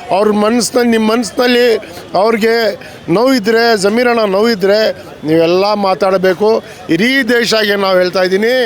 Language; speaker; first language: Kannada; non-native, local second language; Urdu